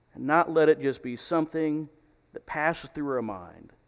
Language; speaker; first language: English; native; English